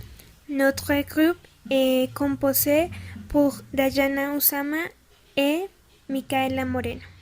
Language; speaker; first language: French; non-native, learner; Spanish